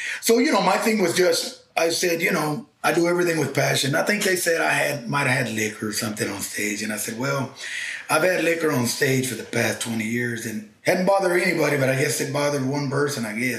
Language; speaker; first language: English; early bilingual, other home language; Spanish